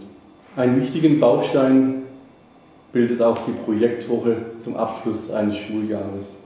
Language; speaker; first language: German; native; German